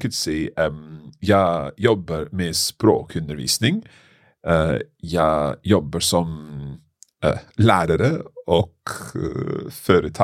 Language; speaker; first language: Swedish; non-native, learner; English